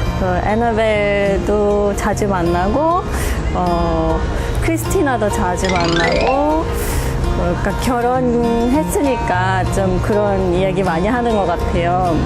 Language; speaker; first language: Korean; non-native, fluent; English